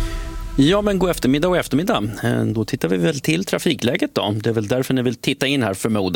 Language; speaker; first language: Swedish; native; Swedish